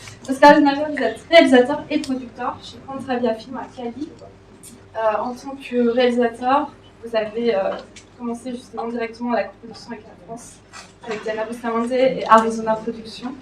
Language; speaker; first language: French; native; French